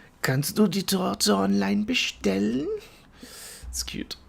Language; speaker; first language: German; non-native, fluent; English